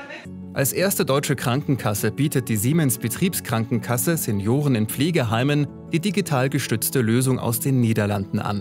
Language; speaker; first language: German; native; German